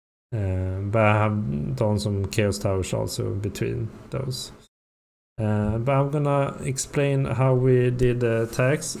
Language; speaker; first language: English; non-native, fluent; Swedish